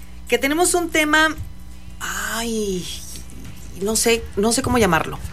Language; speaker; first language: Spanish; native; Spanish